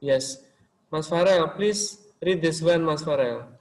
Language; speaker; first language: English; non-native, local second language; Indonesian